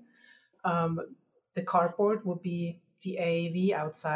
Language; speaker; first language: English; non-native, fluent; German